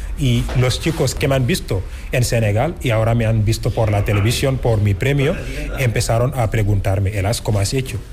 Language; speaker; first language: Spanish; non-native, fluent; Wolof